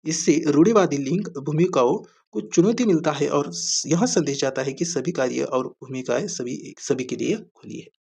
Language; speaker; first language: Hindi; non-native, local second language; Marathi